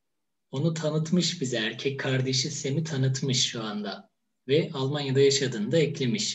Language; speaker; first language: Turkish; native; Turkish